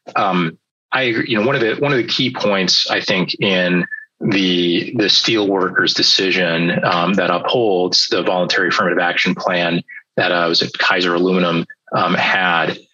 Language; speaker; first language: English; native; English